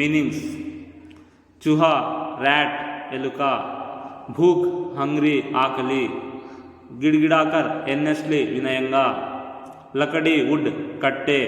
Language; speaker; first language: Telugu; native; Telugu